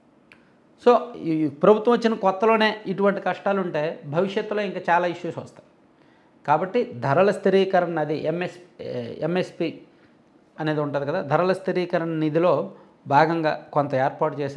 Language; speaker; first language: Telugu; native; Telugu